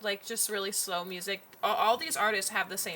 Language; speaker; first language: English; native; English